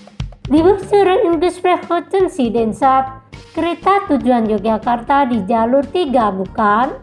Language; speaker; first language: German; non-native, fluent; Indonesian